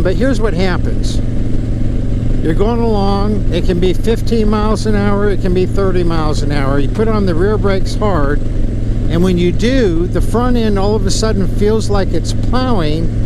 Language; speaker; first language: English; native; English